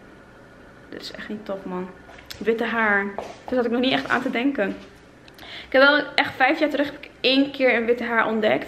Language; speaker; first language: Dutch; native; Dutch